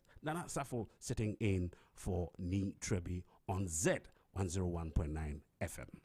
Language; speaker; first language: English; non-native, local second language; Akan